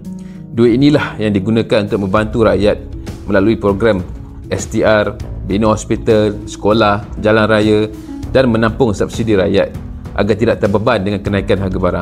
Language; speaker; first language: Malay; native; Malay